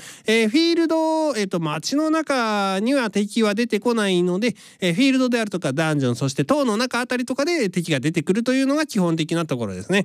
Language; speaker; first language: Japanese; native; Japanese